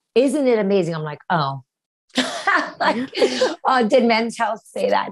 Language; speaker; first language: English; early bilingual, other home language; Romanian